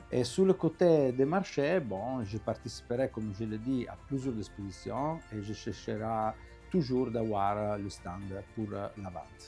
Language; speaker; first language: French; non-native, fluent; Italian